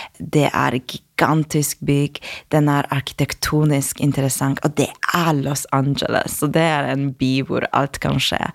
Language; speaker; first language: Norwegian; non-native, fluent; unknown